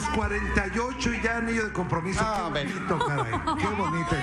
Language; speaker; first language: Spanish; native; Spanish